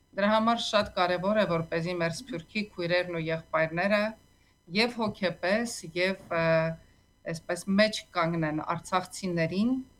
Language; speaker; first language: Armenian; native; Armenian